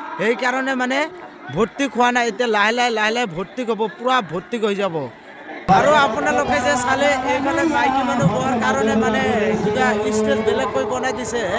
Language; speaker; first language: Assamese; non-native, local second language; Bangla